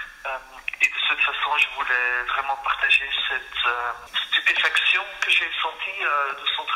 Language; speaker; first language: French; non-native, fluent; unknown